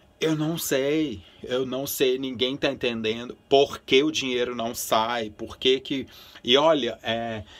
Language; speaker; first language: Portuguese; early bilingual, other home language; Spanish